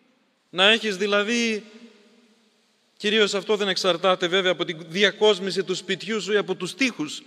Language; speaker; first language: Greek; native; Greek